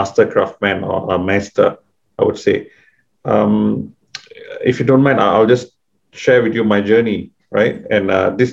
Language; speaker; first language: English; non-native, local second language; Tamil